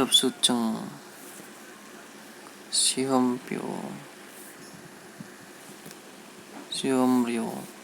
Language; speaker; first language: Korean; non-native, learner; Indonesian